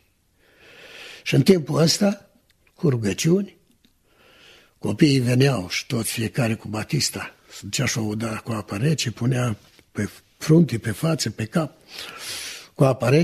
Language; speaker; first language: Romanian; native; Romanian